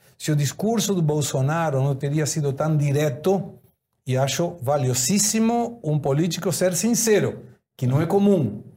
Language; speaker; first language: Portuguese; non-native, fluent; Spanish